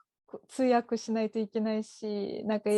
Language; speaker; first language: Japanese; non-native, fluent; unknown